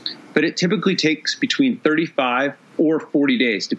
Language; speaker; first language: English; native; English